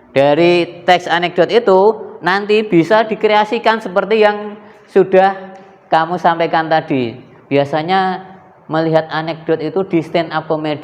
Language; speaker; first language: Indonesian; native; Indonesian